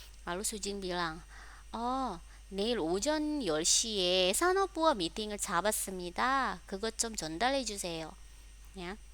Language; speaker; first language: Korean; non-native, fluent; Indonesian